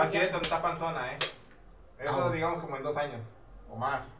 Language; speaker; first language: Spanish; native; Spanish